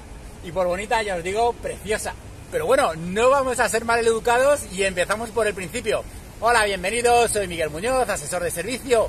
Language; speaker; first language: Spanish; native; Spanish